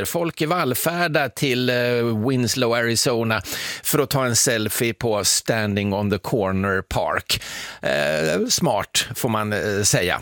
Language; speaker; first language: Swedish; native; Swedish